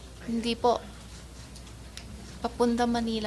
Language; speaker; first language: Filipino; non-native, learner; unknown